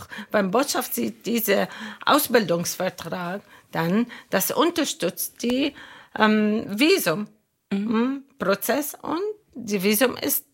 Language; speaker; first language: German; non-native, fluent; Arabic